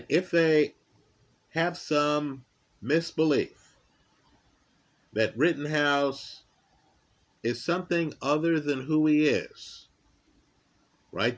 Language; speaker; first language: English; native; English